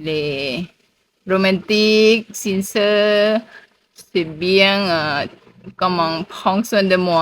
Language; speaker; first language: French; non-native, learner; Thai